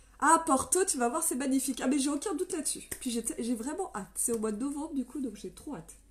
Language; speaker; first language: French; native; French